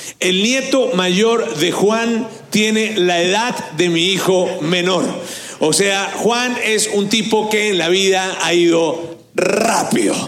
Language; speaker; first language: Spanish; native; Spanish